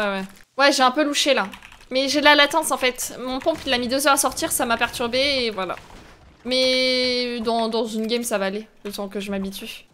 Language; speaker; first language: French; native; French